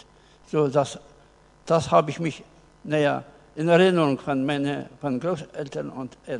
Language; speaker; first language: German; early bilingual, heritage; German